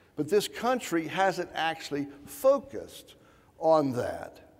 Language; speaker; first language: English; native; English